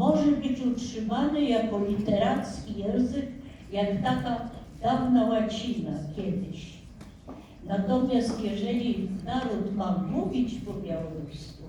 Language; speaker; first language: Polish; non-native, fluent; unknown